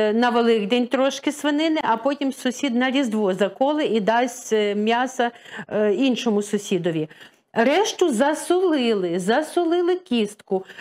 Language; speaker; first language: Ukrainian; native; Ukrainian